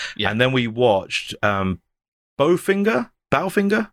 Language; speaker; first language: English; native; English